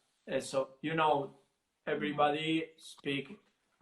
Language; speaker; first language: English; non-native, learner; Italian